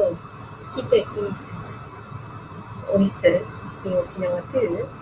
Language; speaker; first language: English; non-native, learner; Japanese